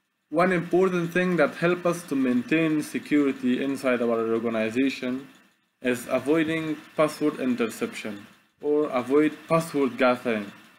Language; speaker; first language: English; non-native, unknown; Persian